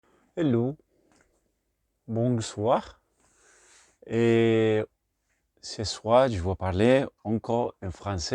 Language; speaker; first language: French; non-native, learner; Spanish